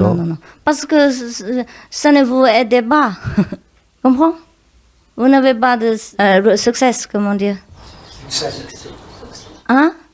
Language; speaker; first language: French; non-native, learner; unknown